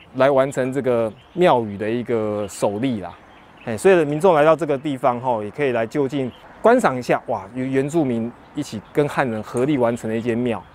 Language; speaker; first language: Chinese; native; Chinese